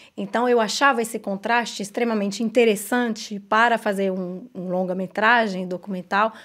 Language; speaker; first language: Portuguese; non-native, fluent; English